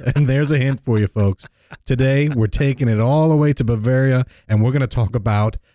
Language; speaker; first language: English; native; English